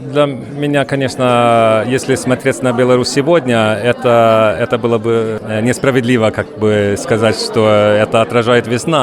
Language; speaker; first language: Russian; non-native, learner; Swedish